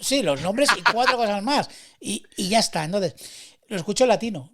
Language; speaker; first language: Spanish; native; Spanish